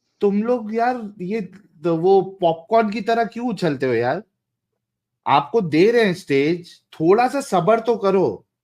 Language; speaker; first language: Hindi; native; Hindi